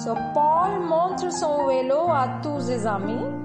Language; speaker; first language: French; non-native, fluent; Punjabi